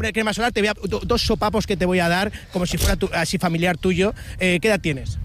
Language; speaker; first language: Spanish; native; Spanish